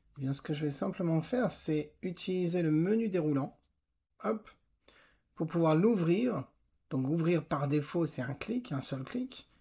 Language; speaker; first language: French; native; French